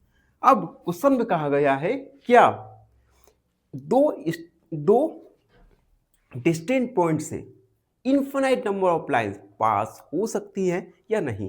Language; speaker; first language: Hindi; native; Hindi